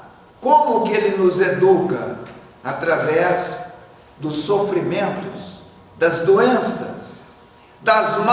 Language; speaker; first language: Portuguese; native; Portuguese